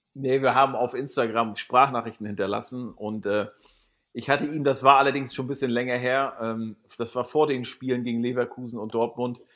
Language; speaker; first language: German; native; German